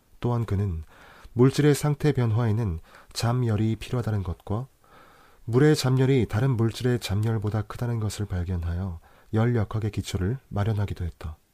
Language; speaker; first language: Korean; native; Korean